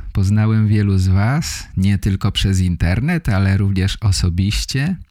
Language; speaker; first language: Polish; native; Polish